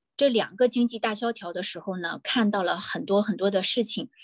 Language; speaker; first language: Chinese; native; Chinese